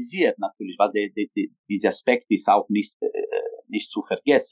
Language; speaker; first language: German; non-native, fluent; Italian